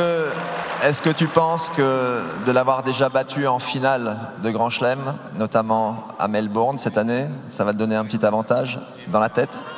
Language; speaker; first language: French; native; French